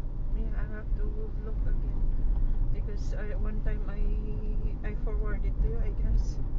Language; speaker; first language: English; non-native, local second language; Iloko